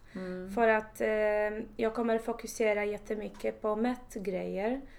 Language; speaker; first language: Swedish; non-native, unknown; Polish